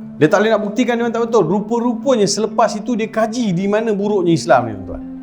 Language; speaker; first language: Malay; non-native, local second language; Tamil